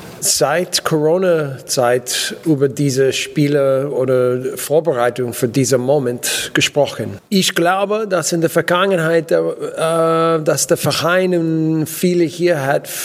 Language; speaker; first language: German; non-native, learner; English